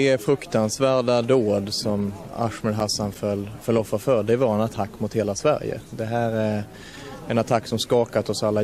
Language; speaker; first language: Swedish; native; Swedish